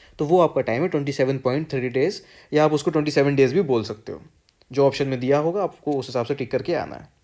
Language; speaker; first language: Hindi; native; Hindi